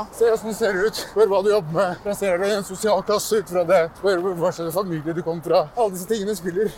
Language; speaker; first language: Norwegian; early bilingual, other home language; Persian